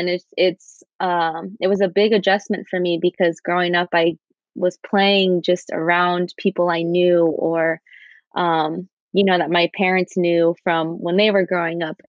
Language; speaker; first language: English; native; English